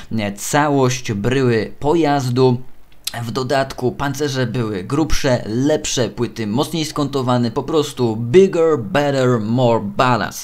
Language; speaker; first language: Polish; native; Polish